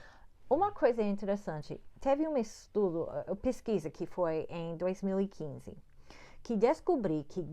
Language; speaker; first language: Portuguese; non-native, fluent; English